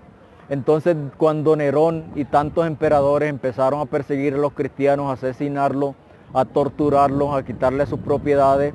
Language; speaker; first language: Spanish; native; Spanish